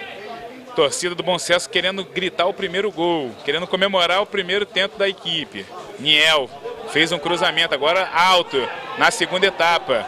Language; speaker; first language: Portuguese; native; Portuguese